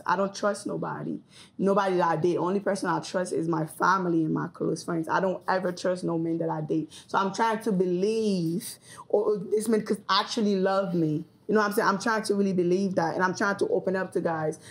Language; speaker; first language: English; early bilingual, other home language; Haitian Creole